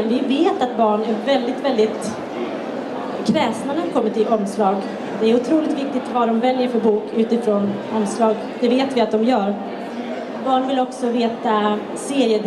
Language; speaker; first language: Swedish; native; Swedish